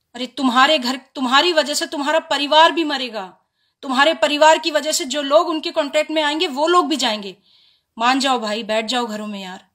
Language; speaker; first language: Hindi; native; Hindi